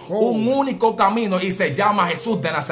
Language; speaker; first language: Spanish; native; Spanish